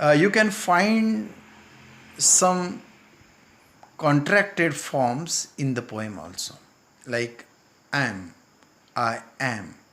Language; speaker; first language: English; non-native, local second language; Marathi